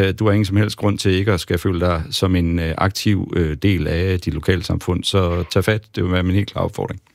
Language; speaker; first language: Danish; native; Danish